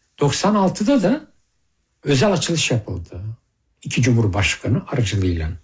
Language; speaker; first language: Turkish; early bilingual, heritage; Turkish